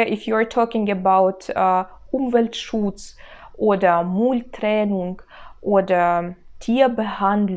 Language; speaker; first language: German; non-native, learner; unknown